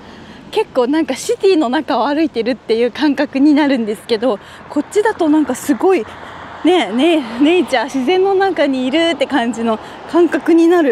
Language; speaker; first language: Japanese; native; Japanese